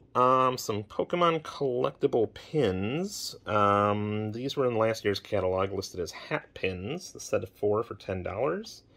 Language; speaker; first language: English; native; English